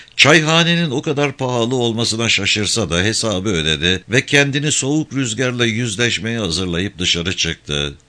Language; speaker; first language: Turkish; native; Turkish